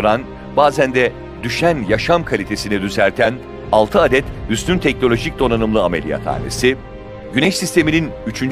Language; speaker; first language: Turkish; native; Turkish